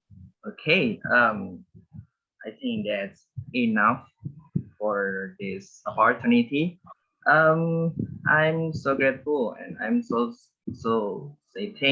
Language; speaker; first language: English; non-native, learner; Indonesian